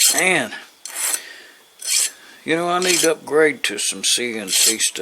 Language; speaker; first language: English; native; English